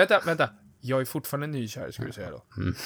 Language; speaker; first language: Swedish; native; Swedish